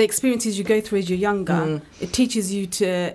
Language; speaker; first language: English; native; English